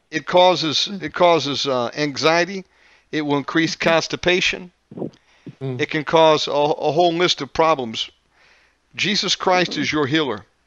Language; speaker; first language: English; native; English